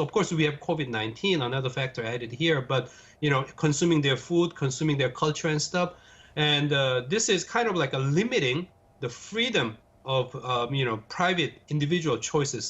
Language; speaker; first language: English; non-native, fluent; Korean